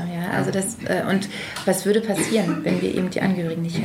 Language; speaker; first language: German; native; German